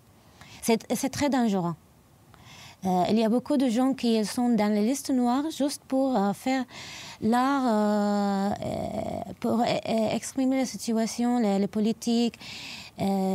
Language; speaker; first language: French; non-native, learner; Arabic